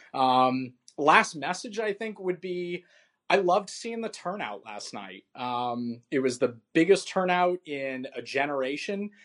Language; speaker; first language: English; native; English